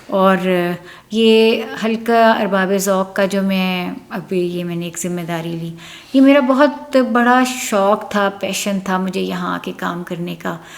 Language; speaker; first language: Urdu; native; Urdu